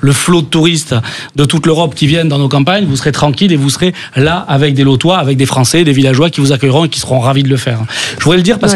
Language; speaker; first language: French; native; French